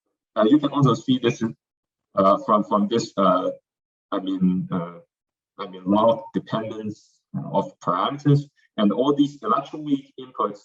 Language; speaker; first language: English; non-native, fluent; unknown